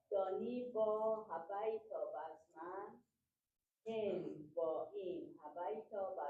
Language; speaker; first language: Hebrew; non-native, learner; English